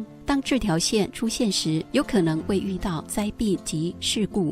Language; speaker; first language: Chinese; native; Chinese